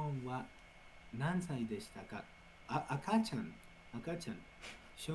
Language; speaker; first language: Japanese; non-native, learner; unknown